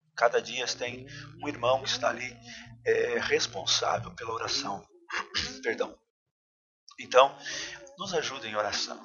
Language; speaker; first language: Portuguese; native; Portuguese